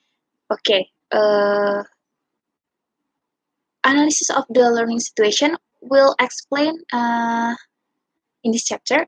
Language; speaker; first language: English; non-native, learner; Indonesian